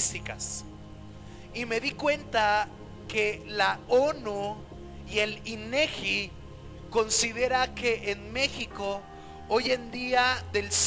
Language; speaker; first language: Spanish; native; Spanish